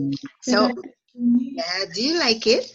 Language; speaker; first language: English; non-native, fluent; Spanish